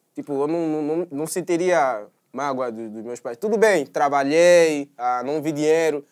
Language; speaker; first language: Portuguese; native; Portuguese